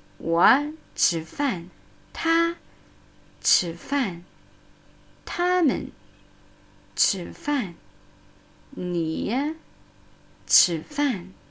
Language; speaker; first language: Chinese; non-native, fluent; German